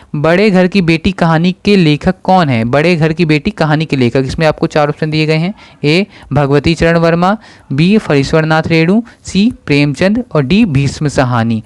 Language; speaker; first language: Hindi; native; Hindi